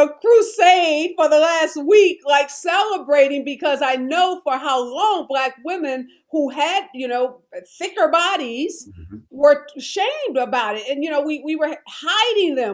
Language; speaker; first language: English; native; English